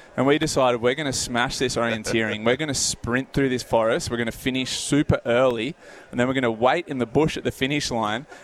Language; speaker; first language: English; native; English